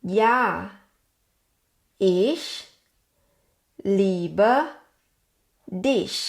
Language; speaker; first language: German; non-native, fluent; Thai